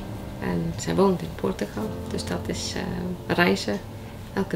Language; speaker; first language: Dutch; non-native, fluent; Icelandic